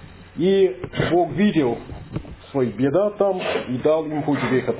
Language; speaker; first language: Russian; non-native, fluent; English